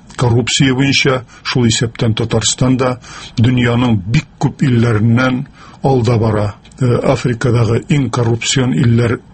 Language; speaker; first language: Tatar; native; Tatar